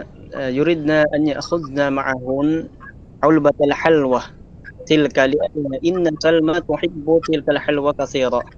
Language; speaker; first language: Arabic; non-native, learner; Filipino